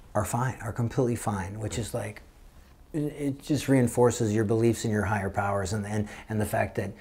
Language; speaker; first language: English; native; English